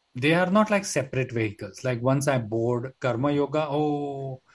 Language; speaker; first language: English; non-native, local second language; Marathi